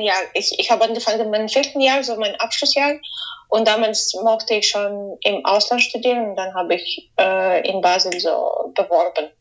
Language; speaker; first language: German; non-native, fluent; Ukrainian